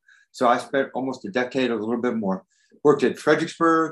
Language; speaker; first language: English; native; English